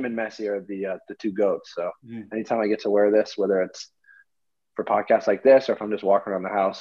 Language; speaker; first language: English; early bilingual, other home language; Greek